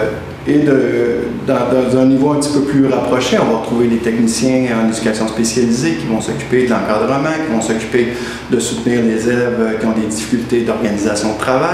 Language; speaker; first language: French; native; French